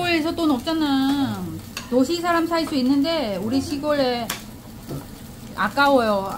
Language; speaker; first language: Korean; non-native, learner; Vietnamese